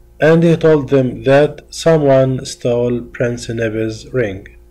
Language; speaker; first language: English; non-native, fluent; Arabic